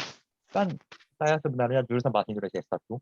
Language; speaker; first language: Indonesian; non-native, fluent; Korean